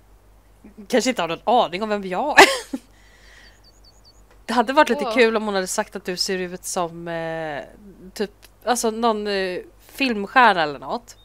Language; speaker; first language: Swedish; native; Swedish